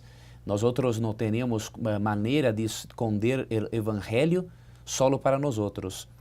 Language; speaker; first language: Spanish; non-native, fluent; Portuguese